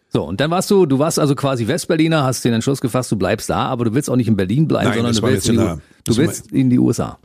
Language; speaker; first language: German; native; German